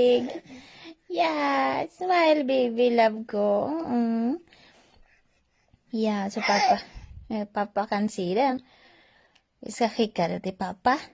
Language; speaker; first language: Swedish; non-native, learner; Filipino